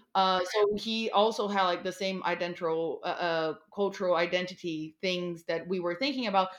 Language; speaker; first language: English; non-native, fluent; Portuguese